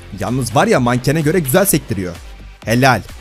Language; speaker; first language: Turkish; native; Turkish